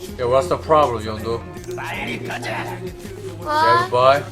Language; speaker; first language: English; non-native, learner; Korean